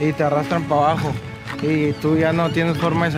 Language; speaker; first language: Spanish; native; Spanish